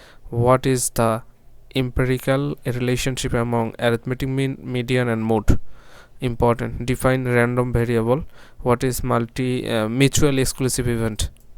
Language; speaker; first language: English; non-native, local second language; Bangla